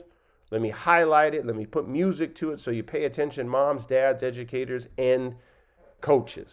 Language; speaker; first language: English; native; English